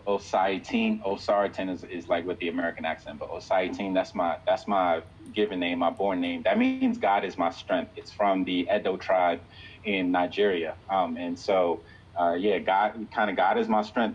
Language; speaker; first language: English; native; English